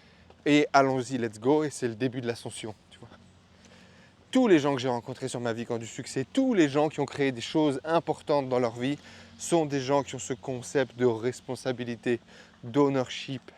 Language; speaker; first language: French; native; French